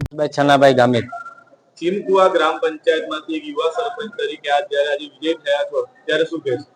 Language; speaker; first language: Gujarati; native; Gujarati